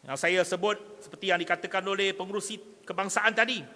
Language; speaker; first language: Malay; non-native, local second language; Chinese